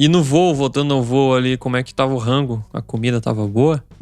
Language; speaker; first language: Portuguese; native; Portuguese